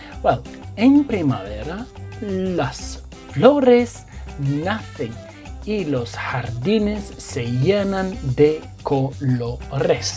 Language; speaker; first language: Spanish; non-native, fluent; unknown